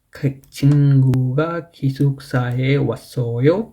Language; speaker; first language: Korean; non-native, learner; Bangla